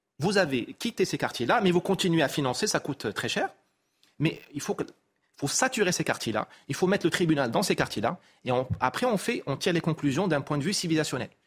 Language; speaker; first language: French; non-native, local second language; Arabic